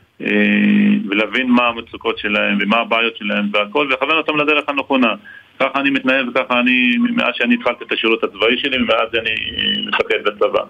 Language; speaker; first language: Hebrew; non-native, local second language; Arabic